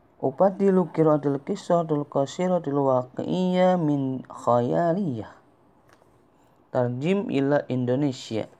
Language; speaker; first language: Arabic; non-native, fluent; Indonesian